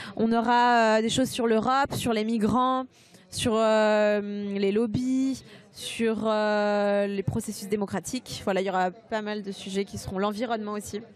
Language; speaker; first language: French; native; French